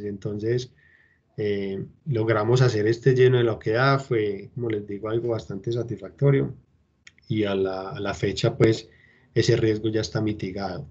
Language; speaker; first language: Spanish; native; Spanish